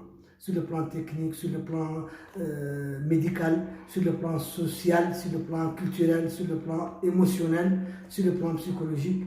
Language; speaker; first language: French; non-native, local second language; Arabic